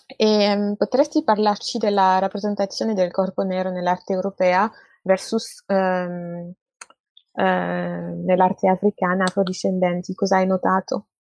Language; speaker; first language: Italian; non-native, fluent; French